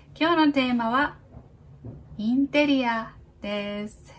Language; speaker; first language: Japanese; native; Japanese